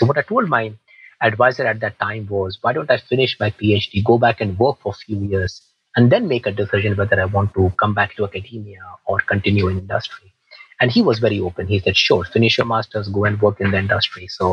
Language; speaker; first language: English; non-native, local second language; Hindi